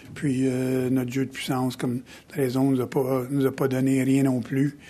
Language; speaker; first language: French; native; French